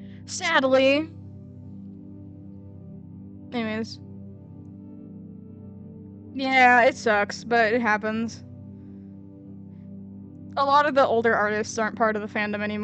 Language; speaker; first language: English; native; English